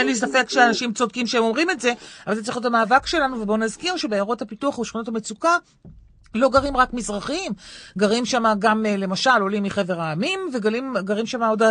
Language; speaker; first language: Hebrew; native; Hebrew